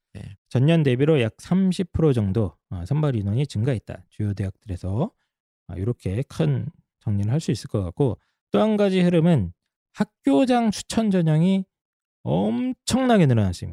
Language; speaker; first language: Korean; native; Korean